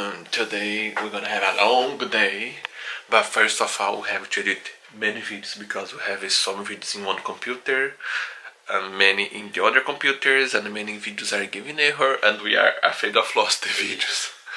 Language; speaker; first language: English; non-native, learner; Portuguese